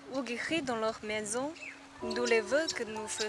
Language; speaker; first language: French; non-native, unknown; Chinese